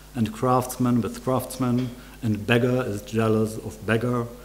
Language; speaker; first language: English; non-native, fluent; German